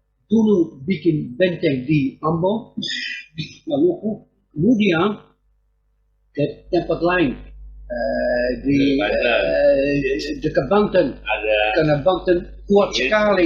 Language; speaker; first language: Indonesian; non-native, fluent; Dutch